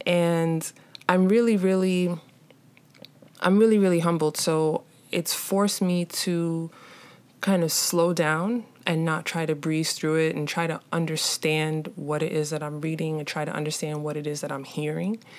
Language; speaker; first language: English; native; English